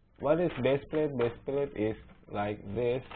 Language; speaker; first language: English; non-native, learner; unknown